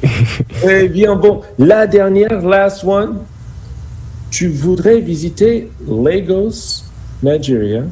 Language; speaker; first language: French; non-native, fluent; English